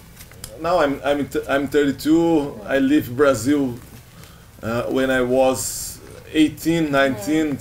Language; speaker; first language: English; non-native, learner; Portuguese